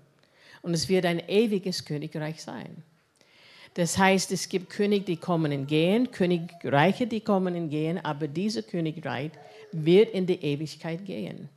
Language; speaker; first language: German; non-native, fluent; English